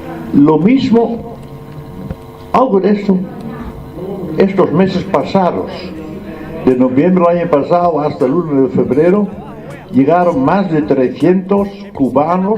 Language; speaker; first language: Spanish; non-native, fluent; Dutch